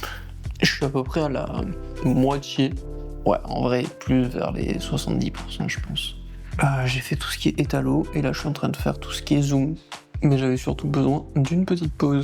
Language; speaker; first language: French; native; French